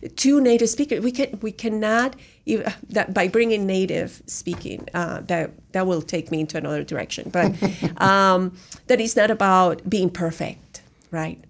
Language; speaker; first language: English; non-native, fluent; Spanish